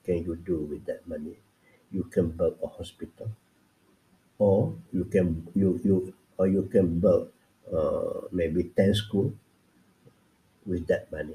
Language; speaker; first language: English; non-native, local second language; Pattani Malay